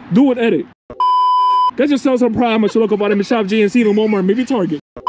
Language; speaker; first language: English; early bilingual, other home language; Spanish